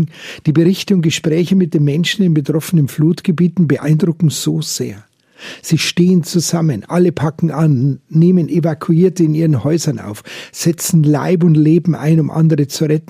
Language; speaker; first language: German; native; German